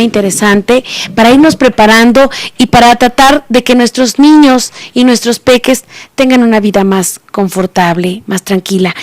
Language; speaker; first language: Spanish; native; Spanish